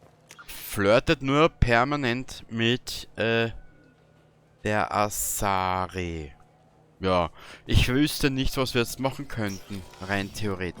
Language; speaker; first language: German; native; German